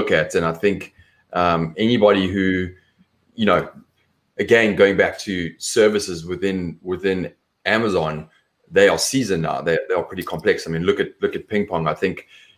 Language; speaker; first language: English; native; English